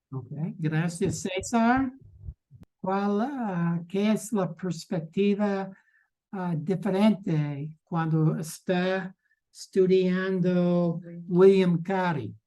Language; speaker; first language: Spanish; non-native, learner; English